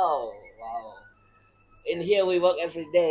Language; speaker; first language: English; non-native, learner; Indonesian